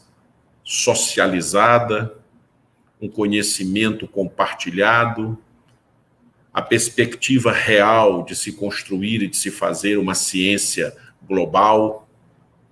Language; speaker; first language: Portuguese; native; Portuguese